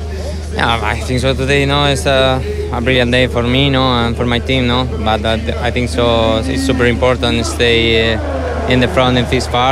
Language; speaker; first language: English; non-native, learner; Spanish